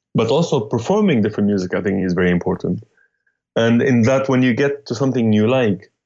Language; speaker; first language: English; non-native, fluent; Arabic